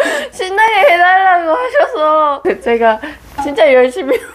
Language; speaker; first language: Korean; non-native, fluent; Japanese